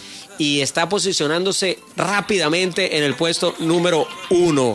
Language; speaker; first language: Spanish; native; Spanish